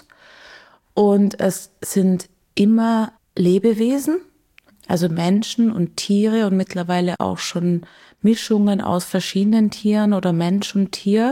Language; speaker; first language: German; native; German